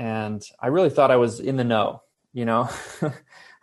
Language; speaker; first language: English; native; English